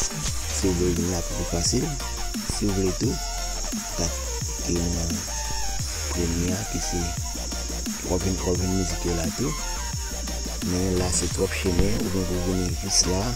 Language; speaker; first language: French; non-native, learner; Haitian Creole